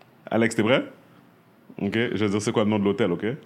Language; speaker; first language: French; native; French